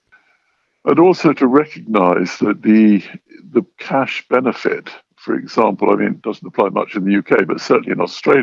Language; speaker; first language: English; native; English